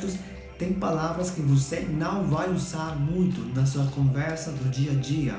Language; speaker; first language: Portuguese; non-native, fluent; Spanish